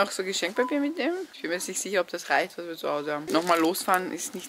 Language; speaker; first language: German; native; German